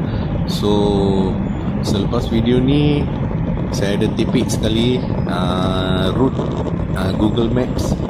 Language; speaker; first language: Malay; non-native, local second language; Tamil